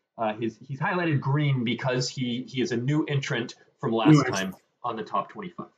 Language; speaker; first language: English; native; English